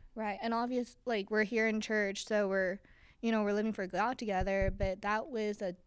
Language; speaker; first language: English; early bilingual, other home language; Chinese